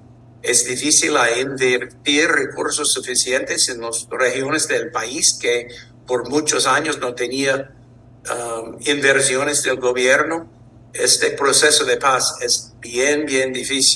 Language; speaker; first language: Spanish; non-native, fluent; English